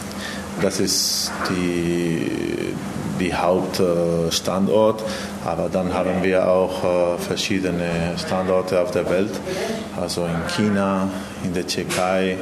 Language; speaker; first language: German; non-native, fluent; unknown